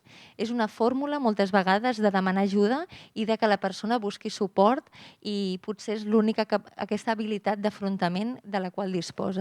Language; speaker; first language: Catalan; native; Catalan